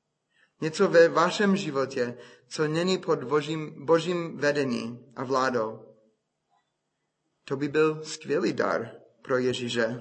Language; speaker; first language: Czech; non-native, fluent; English